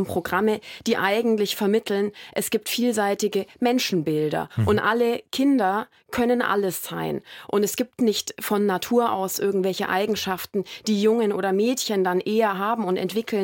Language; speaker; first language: German; native; German